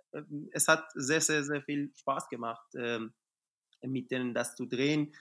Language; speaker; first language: German; non-native, fluent; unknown